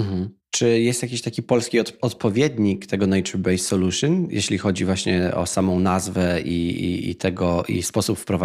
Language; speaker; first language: Polish; native; Polish